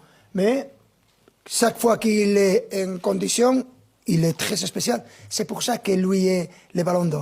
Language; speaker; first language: French; non-native, fluent; Spanish